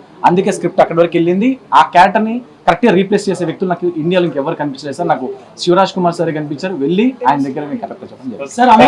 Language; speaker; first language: Telugu; native; Telugu